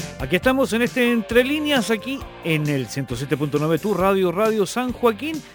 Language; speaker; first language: Spanish; native; Spanish